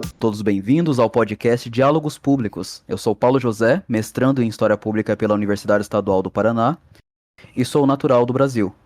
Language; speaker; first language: Portuguese; native; Portuguese